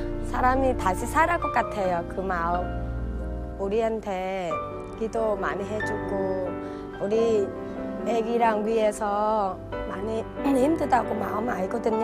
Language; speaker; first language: Korean; non-native, learner; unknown